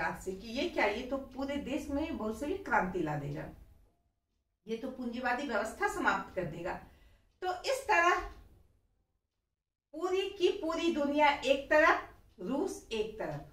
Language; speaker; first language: Hindi; native; Hindi